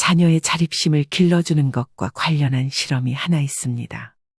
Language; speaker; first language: Korean; native; Korean